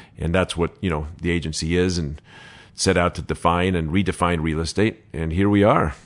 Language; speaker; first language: English; early bilingual, other home language; Spanish